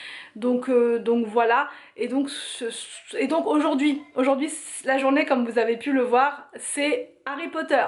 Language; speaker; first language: French; native; French